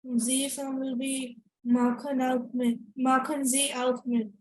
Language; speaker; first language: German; non-native, learner; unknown